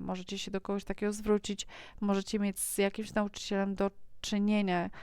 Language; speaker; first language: Polish; native; Polish